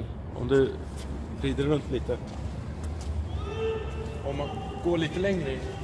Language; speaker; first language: Swedish; native; Swedish